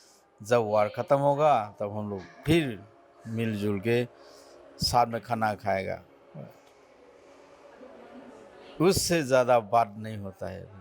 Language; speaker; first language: Hindi; non-native, local second language; Manipuri